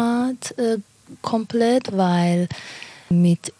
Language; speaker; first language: German; non-native, fluent; Persian